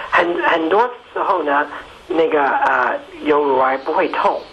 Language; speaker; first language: Chinese; early bilingual, heritage; Chinese